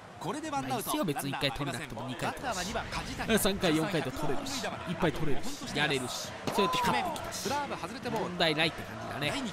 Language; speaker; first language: Japanese; native; Japanese